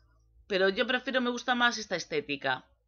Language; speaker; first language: Spanish; native; Spanish